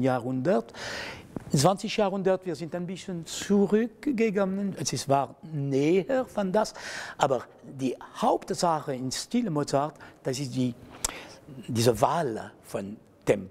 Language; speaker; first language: German; non-native, fluent; French